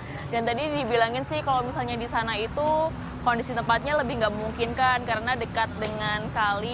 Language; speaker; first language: Indonesian; native; Indonesian